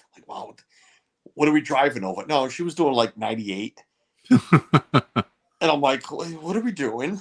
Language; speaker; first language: English; native; English